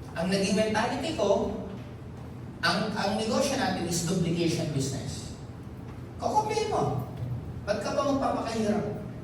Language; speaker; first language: Filipino; non-native, local second language; Bikol